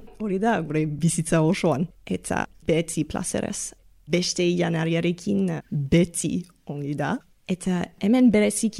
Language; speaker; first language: Basque; non-native, learner; English